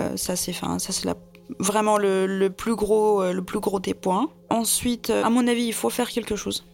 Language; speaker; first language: French; early bilingual, other home language; Russian